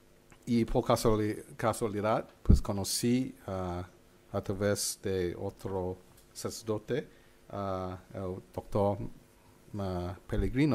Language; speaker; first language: Spanish; non-native, fluent; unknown